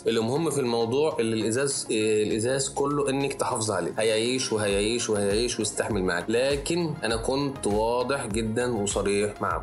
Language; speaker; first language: Arabic; native; Arabic